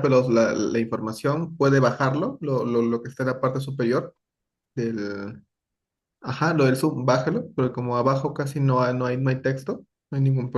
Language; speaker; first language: Spanish; native; Spanish